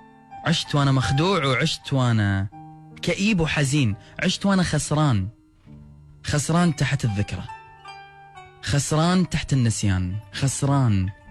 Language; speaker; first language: Arabic; native; Arabic